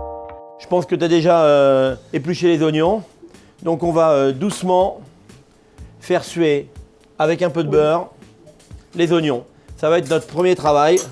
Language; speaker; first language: French; native; French